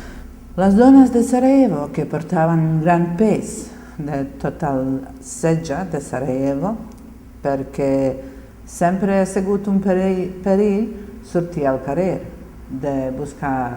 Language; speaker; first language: Catalan; non-native, fluent; Bosnian